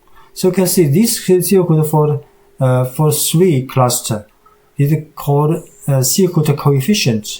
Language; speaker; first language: English; non-native, fluent; Chinese